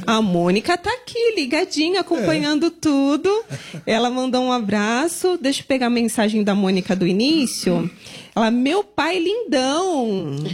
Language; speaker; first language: Portuguese; native; Portuguese